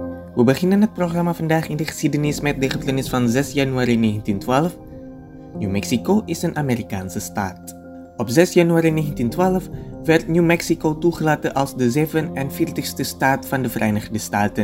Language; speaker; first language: Dutch; non-native, fluent; Indonesian